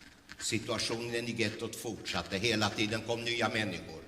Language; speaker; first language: Swedish; early bilingual, other home language; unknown